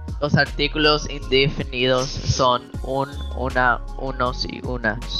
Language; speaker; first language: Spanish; early bilingual, heritage; Spanish